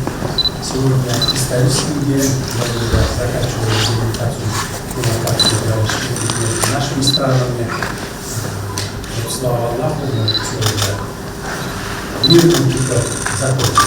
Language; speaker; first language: Russian; non-native, local second language; Kyrgyz